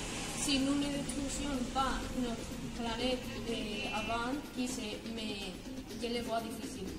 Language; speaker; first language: French; non-native, learner; Spanish